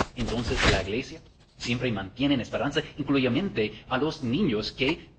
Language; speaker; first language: Spanish; non-native, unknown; English